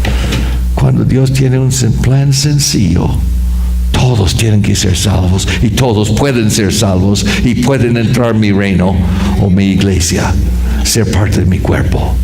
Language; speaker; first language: Spanish; non-native, fluent; English